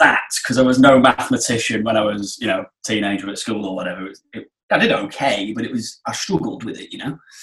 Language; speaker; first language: English; native; English